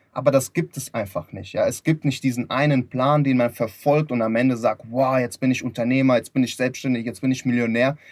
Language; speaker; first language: German; early bilingual, other home language; Lithuanian